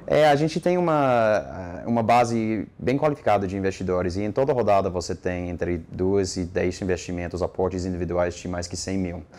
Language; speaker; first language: Portuguese; non-native, fluent; English